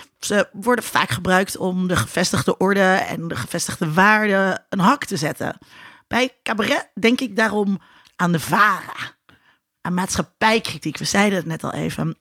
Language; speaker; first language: Dutch; native; Dutch